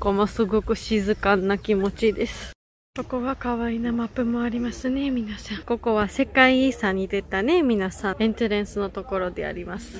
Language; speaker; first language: Japanese; non-native, learner; Georgian